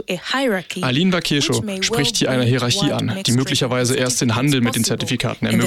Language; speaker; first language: German; native; German